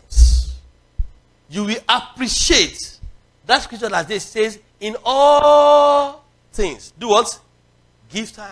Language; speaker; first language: English; non-native, local second language; Yoruba